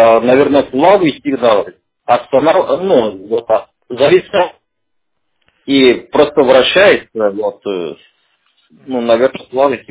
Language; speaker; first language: Russian; non-native, learner; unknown